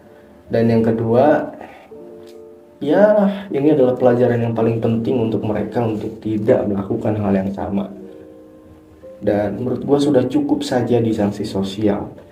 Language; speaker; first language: Indonesian; native; Indonesian